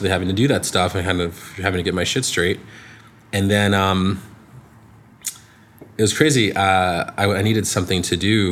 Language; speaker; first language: English; native; English